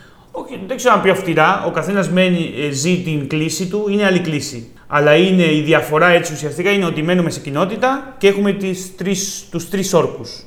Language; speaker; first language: Greek; non-native, fluent; Spanish